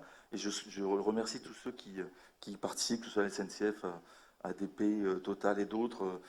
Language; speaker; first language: French; native; French